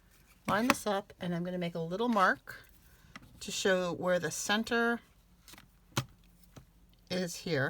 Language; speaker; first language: English; native; English